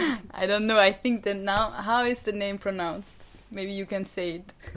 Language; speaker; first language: English; non-native, fluent; German